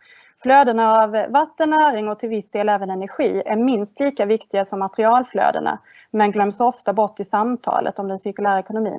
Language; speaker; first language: Swedish; native; Swedish